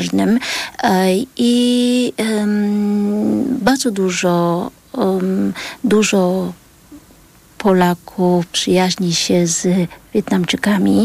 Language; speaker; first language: Polish; early bilingual, other home language; Vietnamese